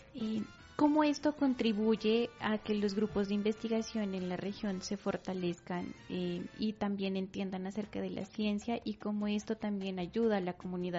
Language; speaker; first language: Spanish; native; Spanish